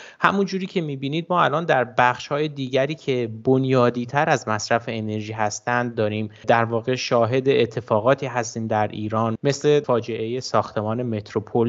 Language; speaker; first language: Persian; native; Persian